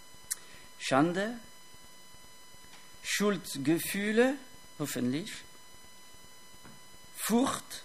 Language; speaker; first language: German; non-native, fluent; French